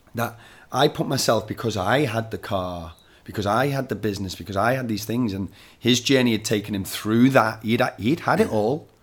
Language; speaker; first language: English; native; English